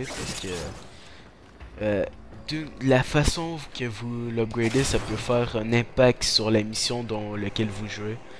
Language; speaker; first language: French; native; French